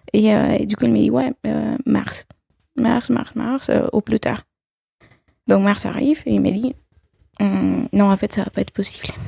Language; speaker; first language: French; non-native, fluent; Spanish